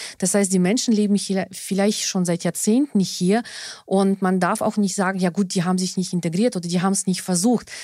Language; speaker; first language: German; non-native, fluent; Russian